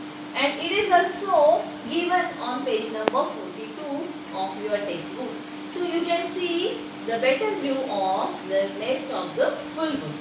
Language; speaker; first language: English; non-native, local second language; Marathi